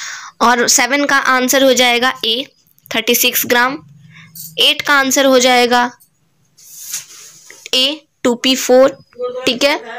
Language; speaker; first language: Hindi; native; Hindi